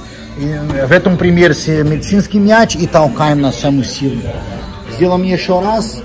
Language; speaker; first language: Russian; non-native, fluent; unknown